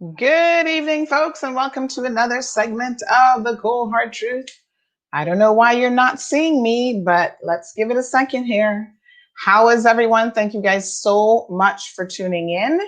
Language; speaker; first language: English; native; English